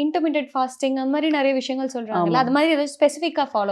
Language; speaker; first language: Tamil; native; Tamil